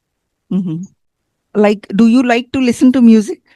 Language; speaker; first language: English; non-native, fluent; Hindi